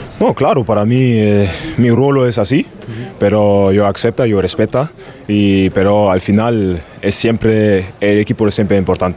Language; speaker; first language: Spanish; non-native, learner; German